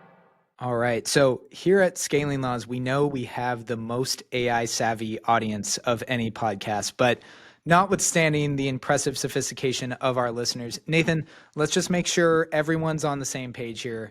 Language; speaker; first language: English; native; English